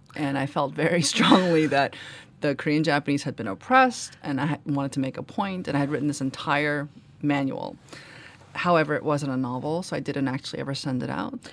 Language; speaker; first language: English; early bilingual, other home language; Korean